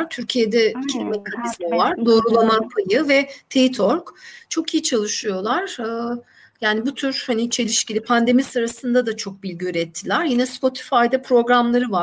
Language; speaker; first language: Turkish; native; Turkish